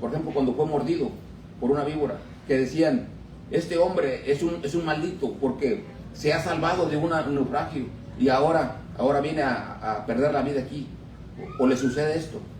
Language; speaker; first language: Spanish; native; Spanish